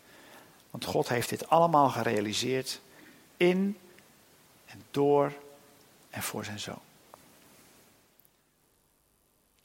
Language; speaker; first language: Dutch; native; Dutch